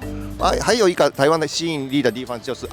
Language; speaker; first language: Chinese; non-native, fluent; Japanese